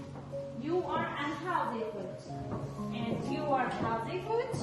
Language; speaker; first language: English; non-native, fluent; Uzbek